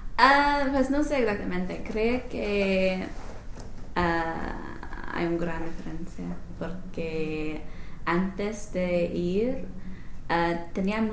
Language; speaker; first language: Spanish; non-native, learner; English